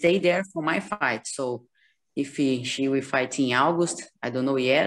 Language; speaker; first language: English; non-native, learner; Portuguese